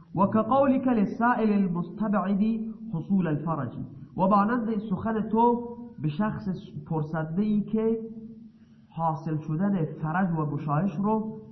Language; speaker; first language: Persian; non-native, local second language; Baluchi